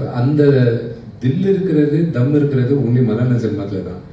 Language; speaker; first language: Tamil; non-native, local second language; Telugu